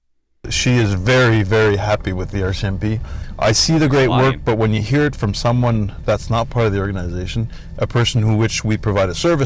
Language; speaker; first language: English; non-native, local second language; French